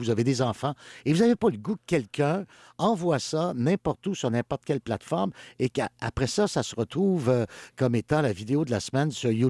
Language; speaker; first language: French; native; French